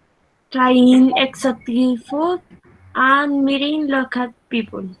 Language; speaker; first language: English; non-native, learner; Spanish